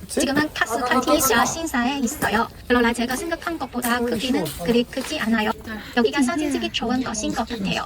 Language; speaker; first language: Korean; non-native, learner; Cantonese